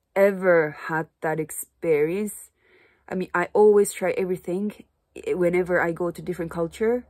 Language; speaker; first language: English; non-native, fluent; Japanese